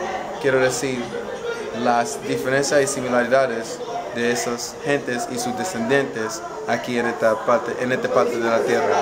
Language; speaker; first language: Spanish; non-native, learner; English